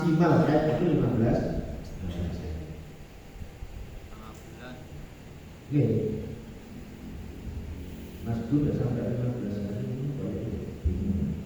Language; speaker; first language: Indonesian; non-native, local second language; Javanese